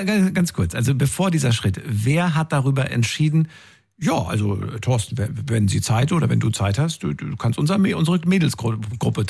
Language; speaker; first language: German; native; German